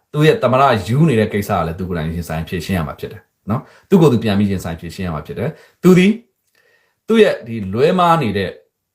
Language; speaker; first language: Burmese; native; Burmese